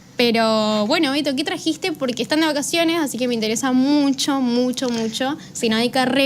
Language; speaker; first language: Spanish; native; Spanish